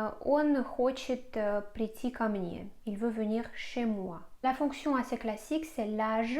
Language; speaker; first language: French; non-native, fluent; Russian